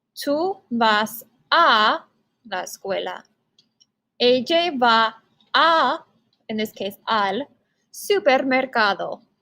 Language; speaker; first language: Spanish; non-native, fluent; English